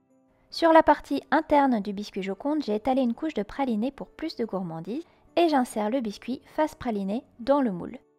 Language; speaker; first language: French; native; French